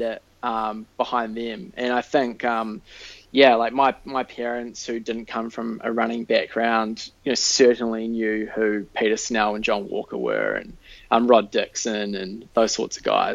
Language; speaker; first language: English; native; English